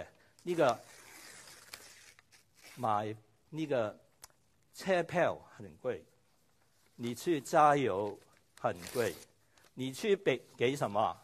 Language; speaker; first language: Chinese; non-native, local second language; Cantonese